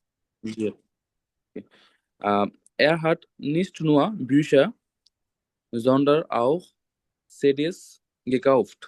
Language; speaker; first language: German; non-native, learner; Bangla